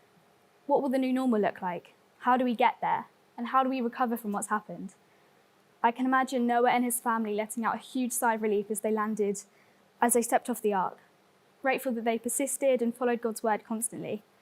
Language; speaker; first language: English; native; English